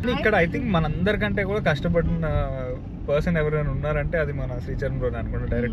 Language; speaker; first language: Telugu; native; Telugu